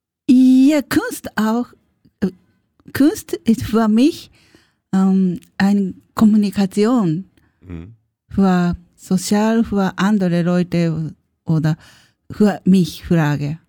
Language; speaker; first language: German; non-native, learner; Japanese